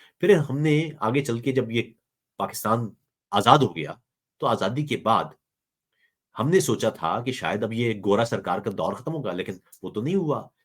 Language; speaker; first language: Urdu; non-native, local second language; Punjabi